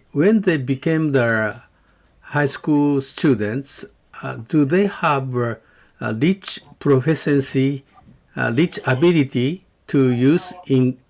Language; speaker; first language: English; non-native, learner; Japanese